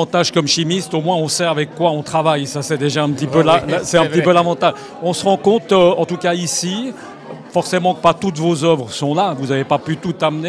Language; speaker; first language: French; native; French